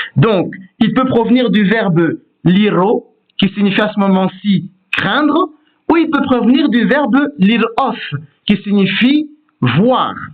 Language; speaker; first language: French; native; French